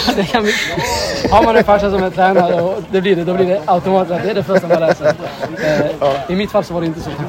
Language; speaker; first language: Swedish; early bilingual, other home language; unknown